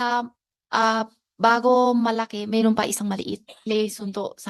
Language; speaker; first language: Filipino; non-native, learner; Chinese